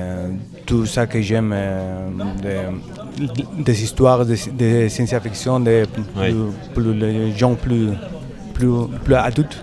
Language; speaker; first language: French; non-native, learner; Spanish